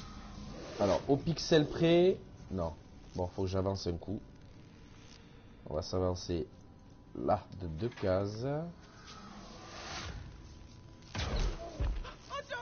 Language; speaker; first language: French; native; French